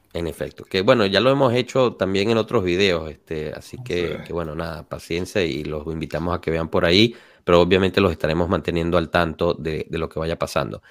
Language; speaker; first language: Spanish; native; Spanish